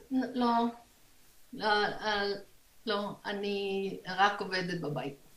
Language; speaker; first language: Hebrew; non-native, learner; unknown